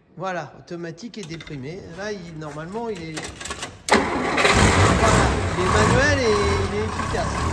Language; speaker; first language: French; native; French